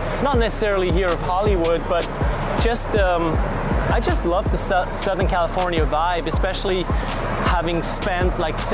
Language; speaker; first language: English; non-native, fluent; Swiss German